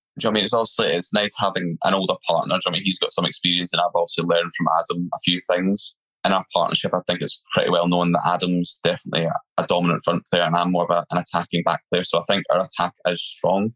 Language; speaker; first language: English; native; English